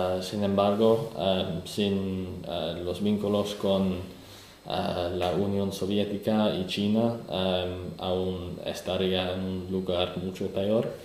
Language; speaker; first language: Spanish; non-native, learner; English